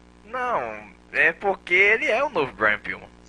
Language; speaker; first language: Portuguese; native; Portuguese